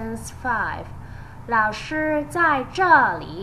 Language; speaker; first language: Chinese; non-native, fluent; English